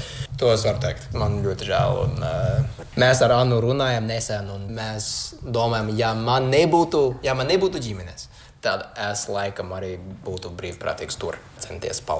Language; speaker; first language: Latvian; non-native, learner; English